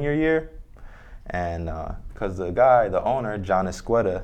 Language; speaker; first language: English; native; English